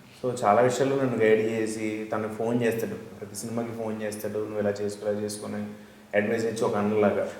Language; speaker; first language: Telugu; native; Telugu